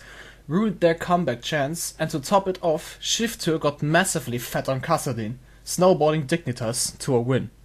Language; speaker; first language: English; non-native, fluent; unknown